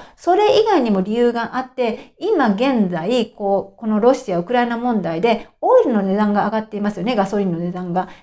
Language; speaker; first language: Japanese; native; Japanese